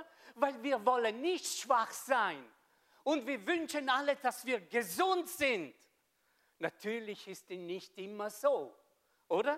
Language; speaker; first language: German; non-native, fluent; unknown